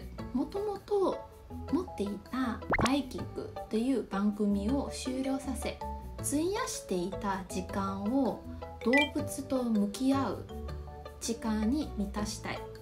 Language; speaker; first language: Japanese; non-native, fluent; Chinese